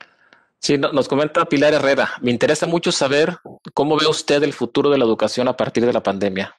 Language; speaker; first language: Spanish; native; Spanish